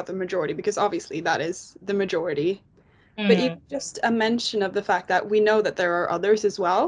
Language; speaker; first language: English; non-native, fluent; Norwegian